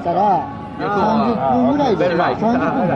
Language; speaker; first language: Japanese; native; Japanese